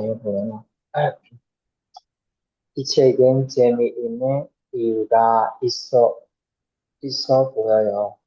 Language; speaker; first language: Korean; non-native, learner; Chinese